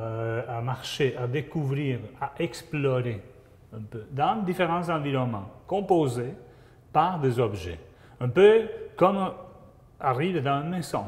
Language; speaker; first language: French; non-native, fluent; Spanish